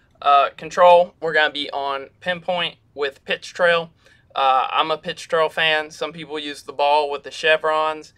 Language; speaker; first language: English; native; English